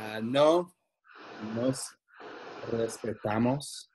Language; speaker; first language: Spanish; non-native, learner; English